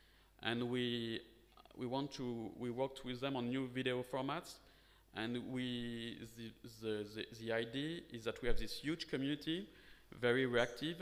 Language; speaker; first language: English; non-native, fluent; French